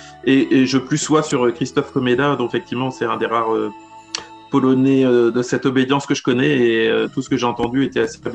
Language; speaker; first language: French; native; French